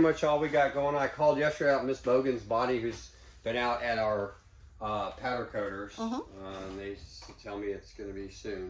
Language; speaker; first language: English; native; English